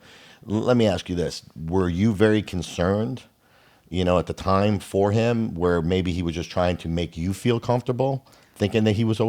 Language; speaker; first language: English; native; English